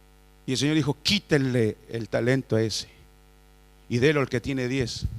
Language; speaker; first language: Spanish; native; Spanish